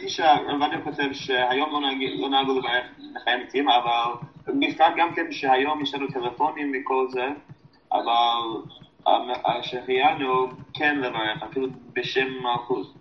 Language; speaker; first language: Hebrew; non-native, fluent; English